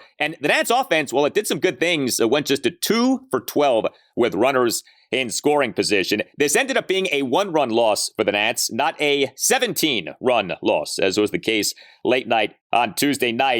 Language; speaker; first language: English; native; English